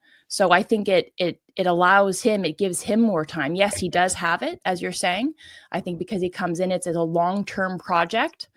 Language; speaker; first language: English; native; English